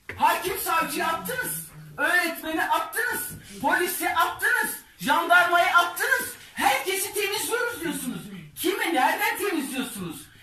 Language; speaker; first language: Turkish; non-native, local second language; Kurdish